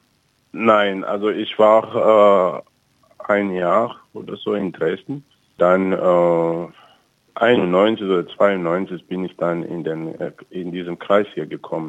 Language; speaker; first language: German; non-native, fluent; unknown